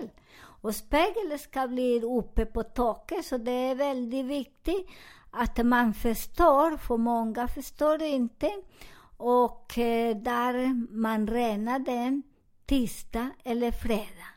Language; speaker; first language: Swedish; non-native, learner; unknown